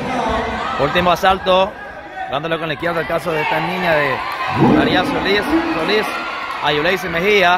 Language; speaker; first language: Spanish; native; Spanish